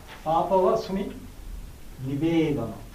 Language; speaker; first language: Japanese; non-native, fluent; Bangla